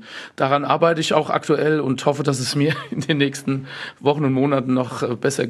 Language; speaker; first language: German; native; German